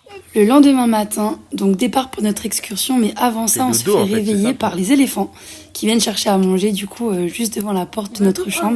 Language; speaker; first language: French; native; French